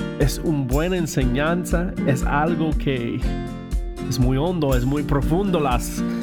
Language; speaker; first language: Spanish; non-native, learner; English